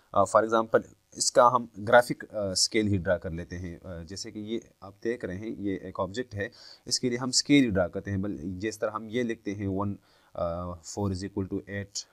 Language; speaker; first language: Hindi; native; Hindi